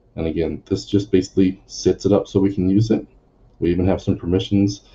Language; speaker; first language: English; native; English